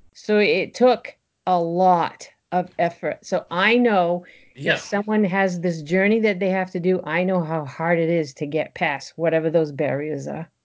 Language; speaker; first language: English; early bilingual, other home language; French